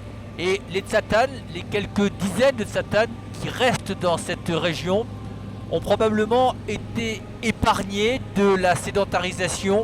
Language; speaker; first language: French; native; French